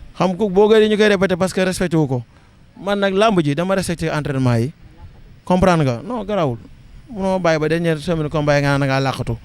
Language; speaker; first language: Wolof; non-native, local second language; Serer